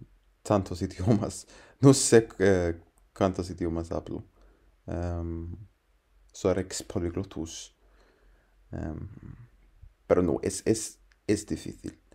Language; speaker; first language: Spanish; non-native, learner; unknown